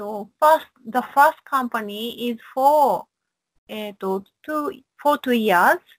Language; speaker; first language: English; non-native, learner; Japanese